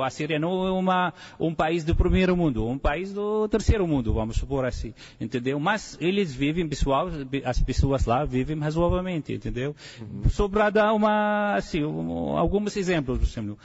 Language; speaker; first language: Portuguese; non-native, fluent; Arabic